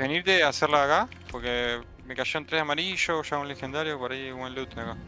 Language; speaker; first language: Spanish; native; Spanish